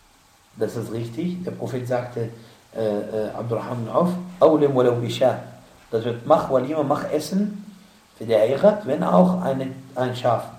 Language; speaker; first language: German; non-native, fluent; Arabic